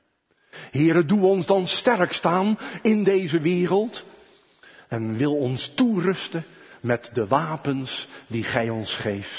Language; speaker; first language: Dutch; native; Dutch